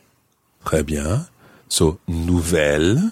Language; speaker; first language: French; non-native, fluent; English